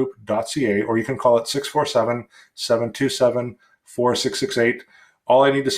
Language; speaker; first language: English; native; English